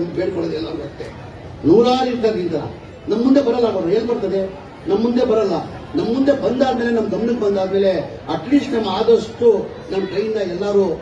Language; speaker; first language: Kannada; non-native, local second language; Urdu